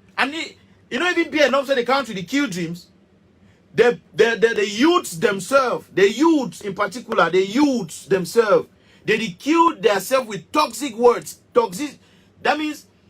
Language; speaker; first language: Nigerian Pidgin; native; Nigerian Pidgin